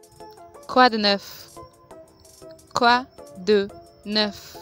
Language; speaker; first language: French; non-native, fluent; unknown